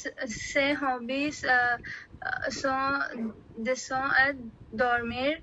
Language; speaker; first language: French; non-native, learner; Odia